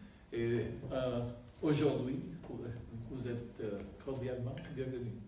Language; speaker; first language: French; non-native, fluent; Spanish